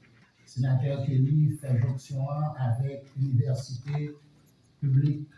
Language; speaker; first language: French; non-native, local second language; Haitian Creole